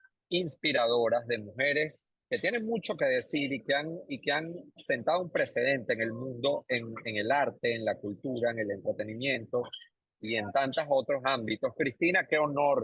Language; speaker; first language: Spanish; native; Spanish